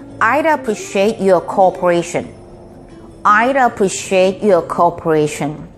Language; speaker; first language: English; non-native, fluent; Korean